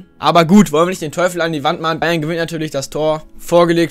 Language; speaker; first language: German; native; German